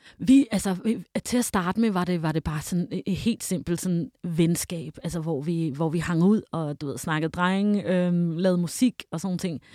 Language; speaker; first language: Danish; early bilingual, heritage; Danish